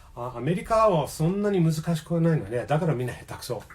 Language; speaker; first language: Japanese; non-native, fluent; English